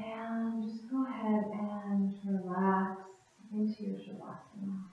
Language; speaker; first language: English; native; English